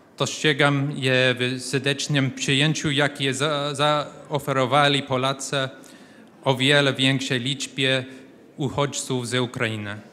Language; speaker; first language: Polish; non-native, fluent; English